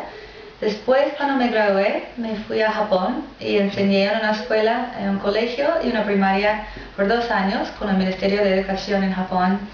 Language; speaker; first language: Spanish; non-native, fluent; English